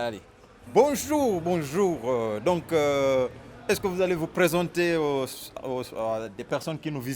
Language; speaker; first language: French; non-native, fluent; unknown